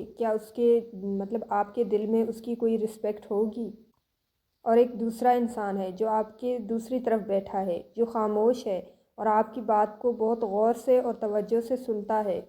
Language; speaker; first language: Urdu; native; Urdu